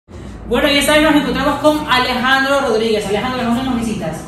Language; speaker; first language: Spanish; native; Spanish